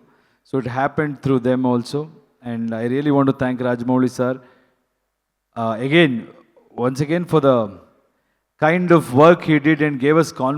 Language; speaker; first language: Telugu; non-native, learner; Kannada